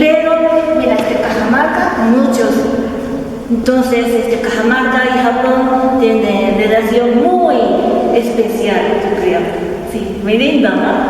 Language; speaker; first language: Spanish; non-native, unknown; Japanese